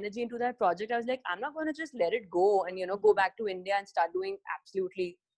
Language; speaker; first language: English; non-native, local second language; Hindi